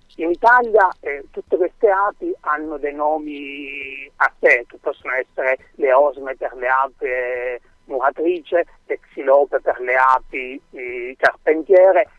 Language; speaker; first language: Italian; native; Italian